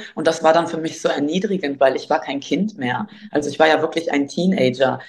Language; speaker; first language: German; early bilingual, other home language; Albanian